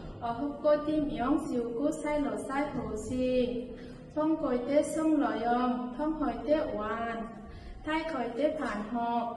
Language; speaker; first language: Cantonese; non-native, learner; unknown